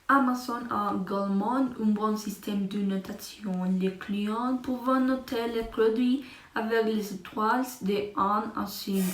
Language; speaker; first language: French; non-native, learner; Spanish